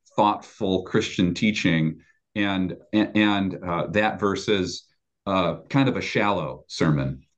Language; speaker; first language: English; native; English